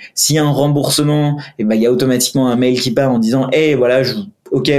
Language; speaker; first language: French; non-native, fluent; Hindi